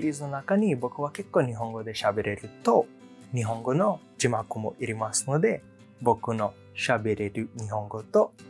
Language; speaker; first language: Japanese; non-native, learner; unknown